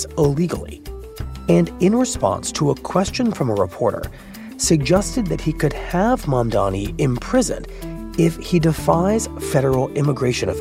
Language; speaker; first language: English; native; English